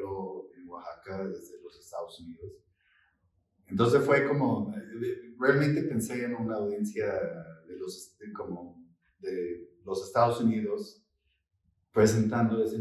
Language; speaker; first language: Spanish; non-native, fluent; English